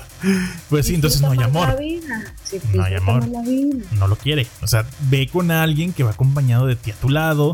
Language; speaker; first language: Spanish; native; Spanish